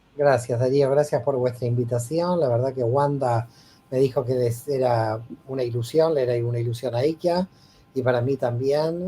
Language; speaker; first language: Spanish; native; Spanish